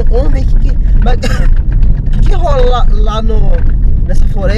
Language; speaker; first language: Portuguese; native; Portuguese